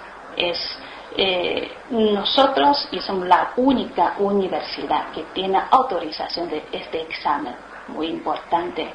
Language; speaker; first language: Spanish; non-native, learner; Chinese